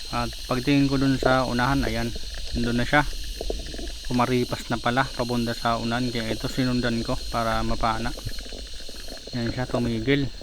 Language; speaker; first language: Filipino; non-native, local second language; Bikol